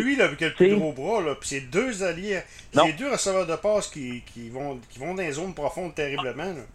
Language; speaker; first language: French; native; French